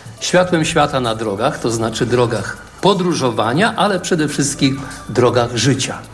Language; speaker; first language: Polish; native; Polish